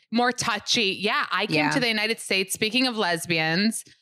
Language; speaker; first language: English; early bilingual, other home language; Hebrew